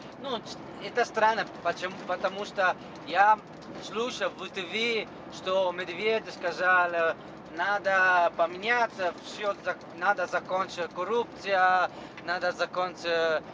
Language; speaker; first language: Russian; non-native, learner; Italian